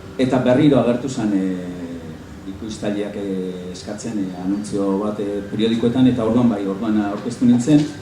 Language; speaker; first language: Basque; non-native, local second language; Spanish